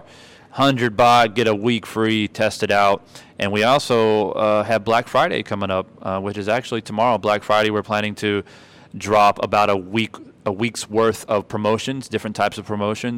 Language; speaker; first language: English; native; English